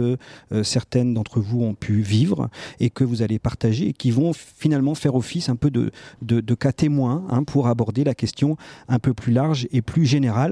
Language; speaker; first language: French; native; French